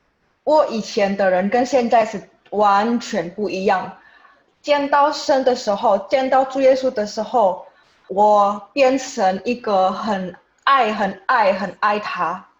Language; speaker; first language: Chinese; non-native, fluent; Indonesian